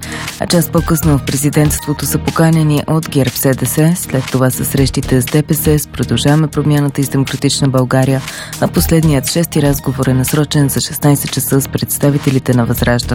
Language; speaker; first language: Bulgarian; native; Bulgarian